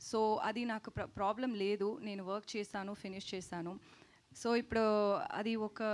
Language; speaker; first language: Telugu; non-native, learner; Tamil